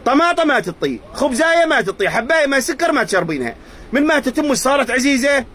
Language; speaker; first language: Arabic; native; Arabic